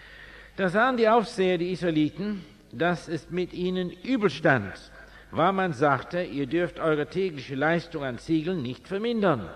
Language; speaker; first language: German; non-native, fluent; English